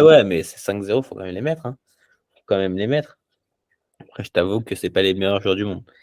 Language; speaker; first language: French; native; French